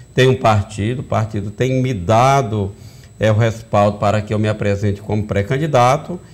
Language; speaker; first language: Portuguese; native; Portuguese